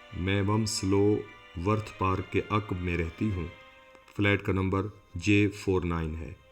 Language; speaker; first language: Urdu; non-native, local second language; Sindhi